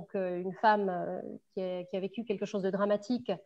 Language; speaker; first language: French; native; French